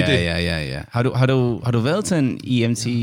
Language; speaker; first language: Danish; non-native, learner; English